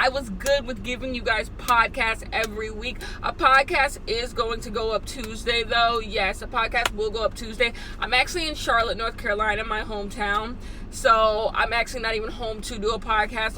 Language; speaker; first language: English; native; English